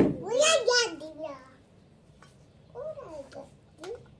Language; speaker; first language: Turkish; early bilingual, other home language; Persian